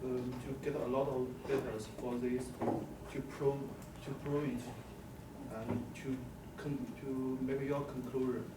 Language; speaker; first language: English; non-native, learner; Chinese